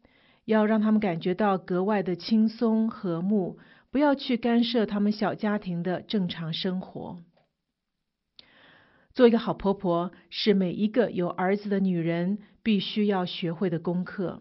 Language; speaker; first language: Chinese; native; Chinese